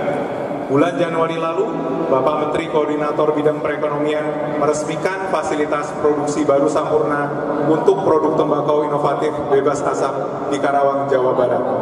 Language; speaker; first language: Indonesian; native; Indonesian